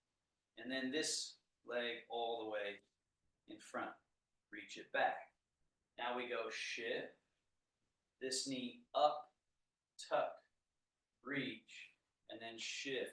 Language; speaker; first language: English; native; English